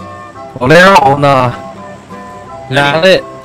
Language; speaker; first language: Japanese; non-native, learner; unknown